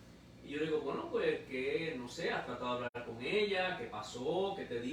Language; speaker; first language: Spanish; native; Spanish